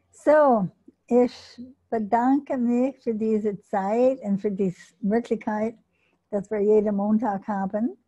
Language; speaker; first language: German; non-native, learner; English